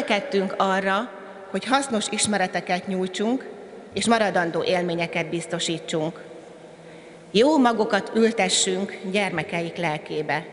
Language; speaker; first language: Hungarian; native; Hungarian